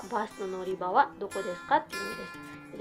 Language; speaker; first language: Japanese; non-native, fluent; Cebuano